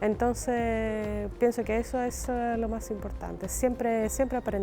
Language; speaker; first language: Spanish; non-native, fluent; Greek